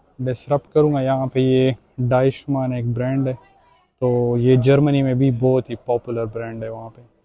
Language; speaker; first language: Urdu; native; Urdu